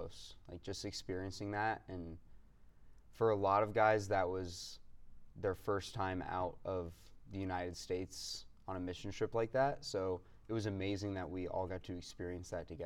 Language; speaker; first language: English; native; English